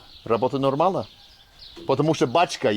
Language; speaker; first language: Russian; non-native, learner; English